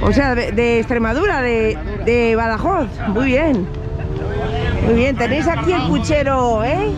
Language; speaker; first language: Spanish; native; Spanish